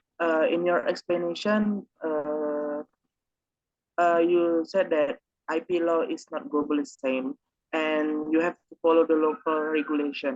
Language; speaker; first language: English; non-native, learner; Indonesian